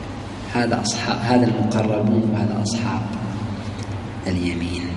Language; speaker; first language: Arabic; native; Arabic